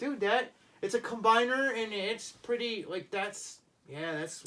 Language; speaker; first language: English; native; English